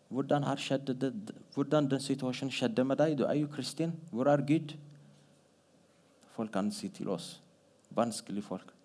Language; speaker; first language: Norwegian; non-native, fluent; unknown